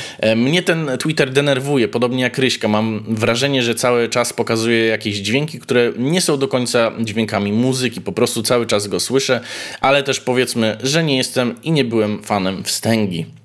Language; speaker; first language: Polish; native; Polish